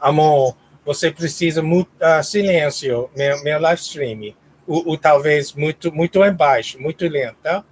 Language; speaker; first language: Portuguese; non-native, learner; English